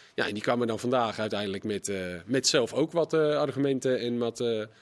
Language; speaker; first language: Dutch; native; Dutch